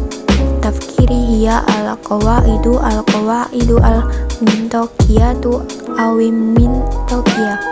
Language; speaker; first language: Arabic; non-native, learner; Indonesian